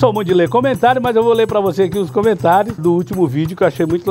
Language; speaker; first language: Portuguese; native; Portuguese